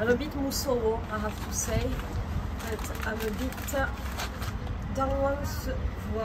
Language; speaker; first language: English; non-native, learner; French